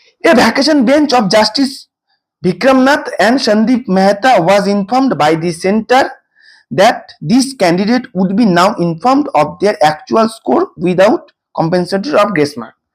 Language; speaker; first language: English; non-native, local second language; Bangla